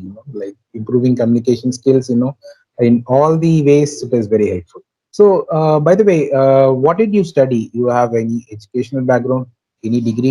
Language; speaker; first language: English; non-native, local second language; Tamil